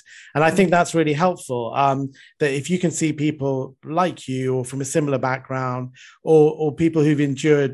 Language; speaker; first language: English; non-native, local second language; Sinhala